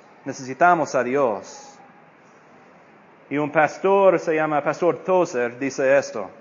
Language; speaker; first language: Spanish; non-native, fluent; English